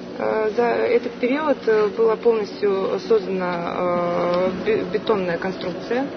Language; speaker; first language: Russian; native; Russian